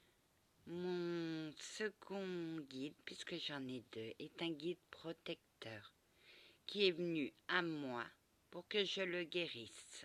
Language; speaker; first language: French; early bilingual, other home language; Portuguese